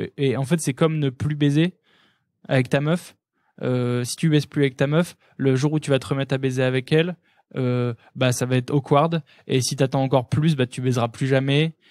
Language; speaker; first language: French; native; French